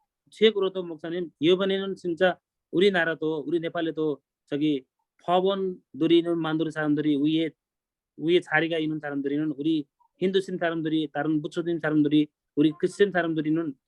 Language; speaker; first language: Korean; non-native, learner; Nepali